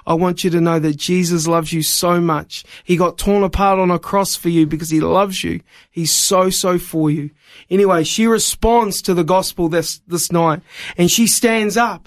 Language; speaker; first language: English; native; English